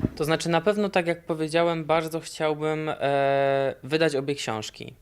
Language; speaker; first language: Polish; native; Polish